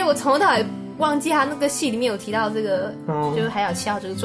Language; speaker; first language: Chinese; native; Chinese